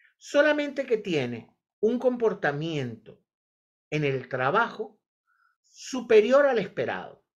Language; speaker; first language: Spanish; native; Spanish